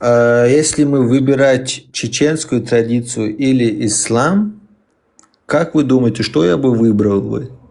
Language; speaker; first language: Russian; early bilingual, heritage; Chechen